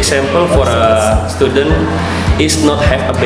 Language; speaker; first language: English; non-native, learner; Indonesian